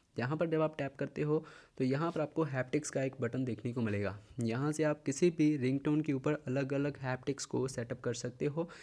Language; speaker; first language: Hindi; native; Hindi